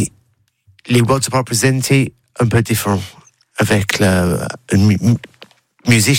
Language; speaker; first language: French; non-native, learner; English